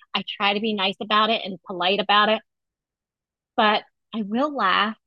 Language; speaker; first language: English; native; English